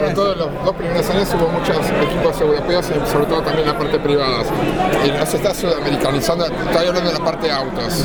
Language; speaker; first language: Spanish; native; Spanish